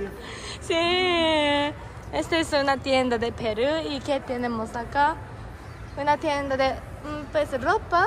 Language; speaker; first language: Spanish; non-native, learner; Japanese